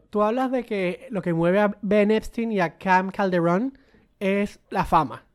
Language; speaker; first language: Spanish; native; Spanish